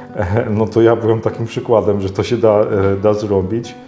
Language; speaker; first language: Polish; native; Polish